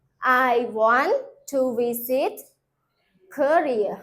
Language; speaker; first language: English; non-native, fluent; Khmer